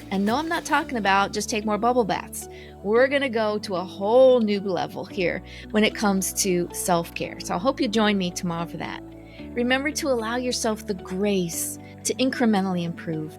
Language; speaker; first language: English; native; English